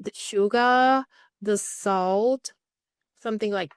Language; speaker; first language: English; non-native, learner; Thai